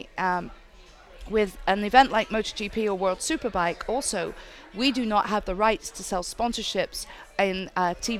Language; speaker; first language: English; native; English